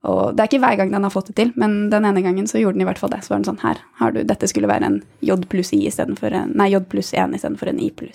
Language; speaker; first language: Norwegian; native; Norwegian